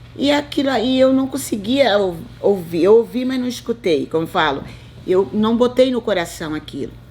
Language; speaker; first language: Portuguese; native; Portuguese